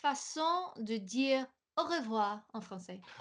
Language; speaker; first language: French; non-native, fluent; English